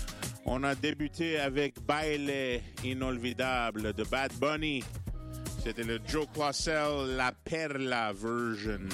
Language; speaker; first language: French; native; French